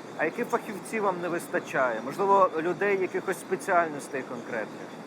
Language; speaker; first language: Ukrainian; native; Ukrainian